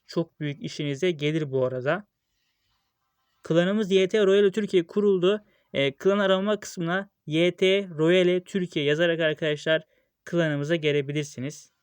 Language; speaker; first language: Turkish; native; Turkish